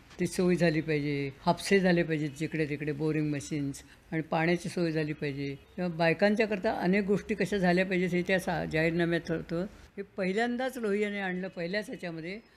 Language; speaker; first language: Marathi; native; Marathi